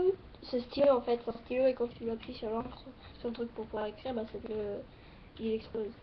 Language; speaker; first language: French; native; French